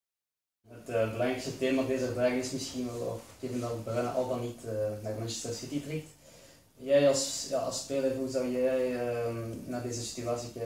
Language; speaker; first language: Dutch; native; Dutch